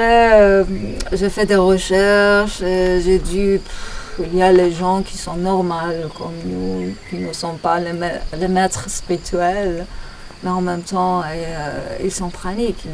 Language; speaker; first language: French; non-native, learner; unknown